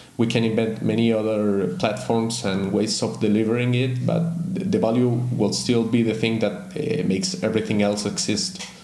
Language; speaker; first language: English; non-native, fluent; Spanish